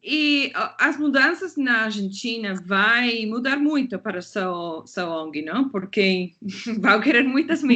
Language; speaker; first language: Portuguese; non-native, fluent; English